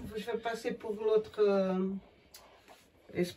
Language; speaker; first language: French; non-native, learner; Portuguese